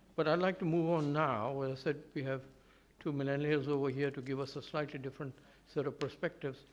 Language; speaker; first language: English; native; English